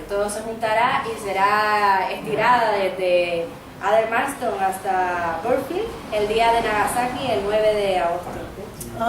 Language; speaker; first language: Spanish; native; Spanish